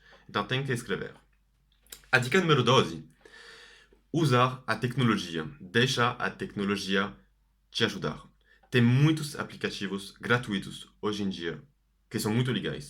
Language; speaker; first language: Portuguese; non-native, fluent; French